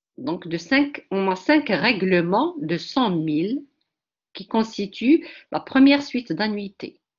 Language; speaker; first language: French; non-native, local second language; Arabic